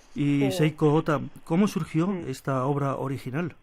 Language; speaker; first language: Spanish; native; Spanish